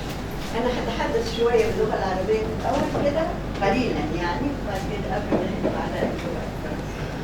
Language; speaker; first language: Arabic; native; Arabic